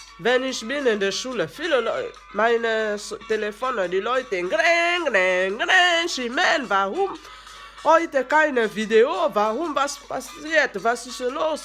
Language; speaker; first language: German; non-native, learner; French